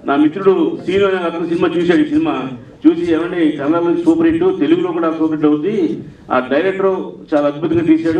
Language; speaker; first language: Telugu; native; Telugu